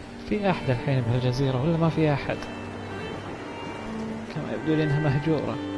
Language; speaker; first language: Arabic; native; Arabic